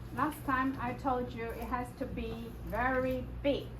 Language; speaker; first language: English; non-native, fluent; Chinese